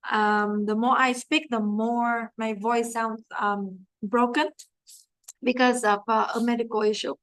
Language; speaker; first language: English; non-native, fluent; Vietnamese